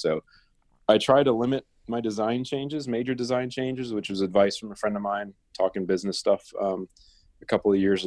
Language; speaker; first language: English; native; English